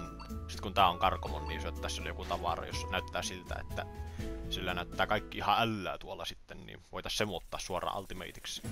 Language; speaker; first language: Finnish; native; Finnish